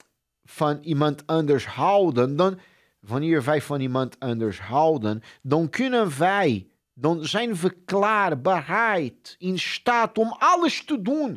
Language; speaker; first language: Dutch; non-native, fluent; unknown